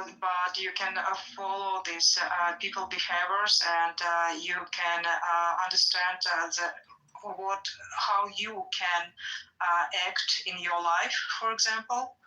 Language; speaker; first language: English; non-native, learner; Russian